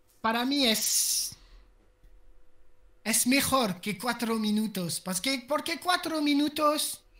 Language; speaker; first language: Spanish; non-native, learner; French